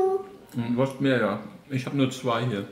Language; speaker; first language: German; native; German